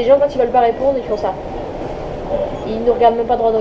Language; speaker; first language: French; native; French